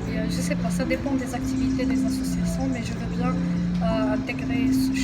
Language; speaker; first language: French; non-native, local second language; Arabic